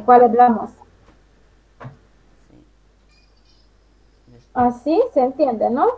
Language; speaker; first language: Spanish; non-native, fluent; Romanian